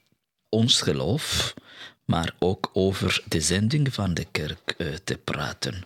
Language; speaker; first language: Dutch; non-native, fluent; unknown